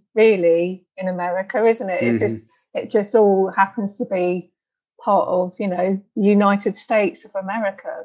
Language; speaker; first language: English; native; English